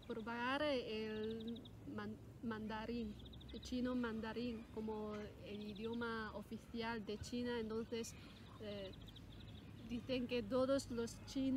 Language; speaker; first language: Spanish; non-native, fluent; Cantonese